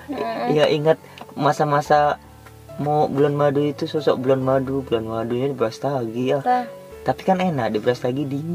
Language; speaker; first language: Indonesian; native; Indonesian